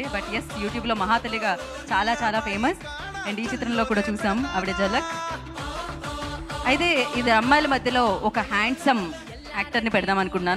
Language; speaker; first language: Telugu; native; Telugu